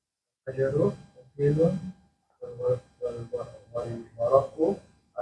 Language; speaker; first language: Arabic; non-native, learner; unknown